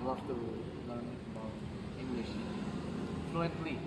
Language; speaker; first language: English; non-native, learner; Indonesian